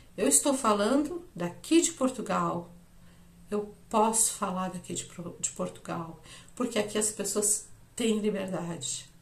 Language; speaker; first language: Portuguese; native; Portuguese